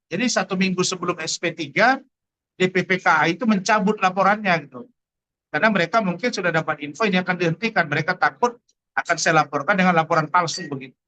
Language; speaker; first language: Indonesian; native; Indonesian